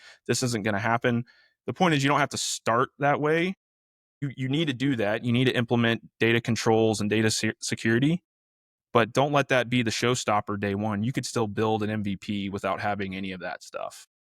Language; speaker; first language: English; native; English